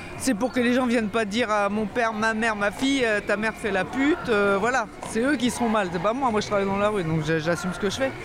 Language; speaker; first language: French; native; French